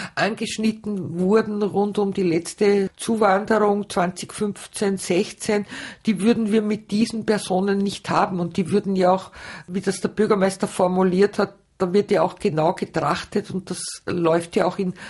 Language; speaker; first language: German; native; German